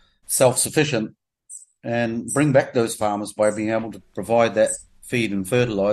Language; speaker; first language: English; native; English